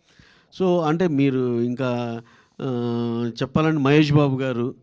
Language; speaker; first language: Telugu; native; Telugu